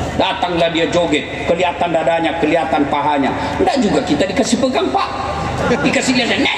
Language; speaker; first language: Indonesian; non-native, local second language; Buginese